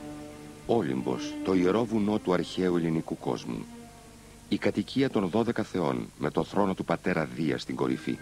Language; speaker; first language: Greek; native; Greek